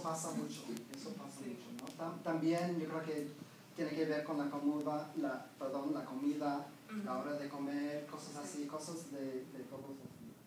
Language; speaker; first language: Spanish; non-native, fluent; English